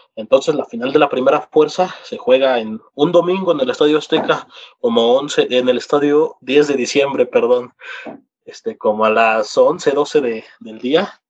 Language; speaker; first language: Spanish; native; Spanish